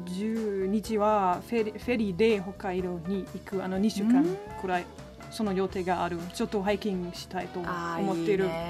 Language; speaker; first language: Japanese; non-native, learner; German